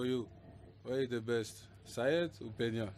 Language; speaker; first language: English; non-native, learner; French